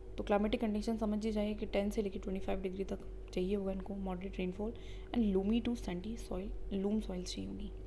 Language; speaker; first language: Hindi; native; Hindi